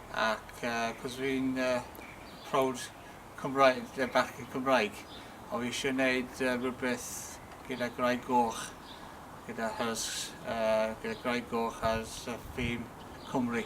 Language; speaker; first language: Welsh; non-native, local second language; English